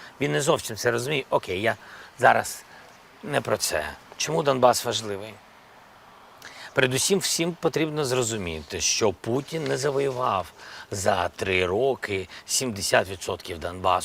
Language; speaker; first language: Ukrainian; non-native, local second language; Russian